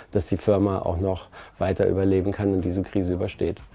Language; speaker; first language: German; native; German